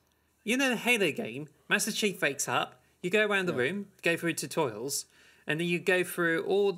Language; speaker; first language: English; native; English